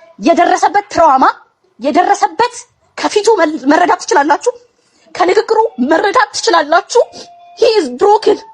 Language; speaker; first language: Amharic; non-native, local second language; Oromo